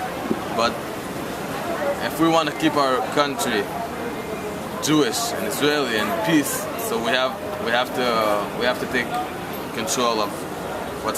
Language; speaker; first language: English; non-native, fluent; Hebrew